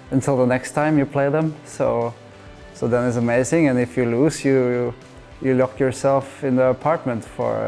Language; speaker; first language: English; non-native, fluent; Norwegian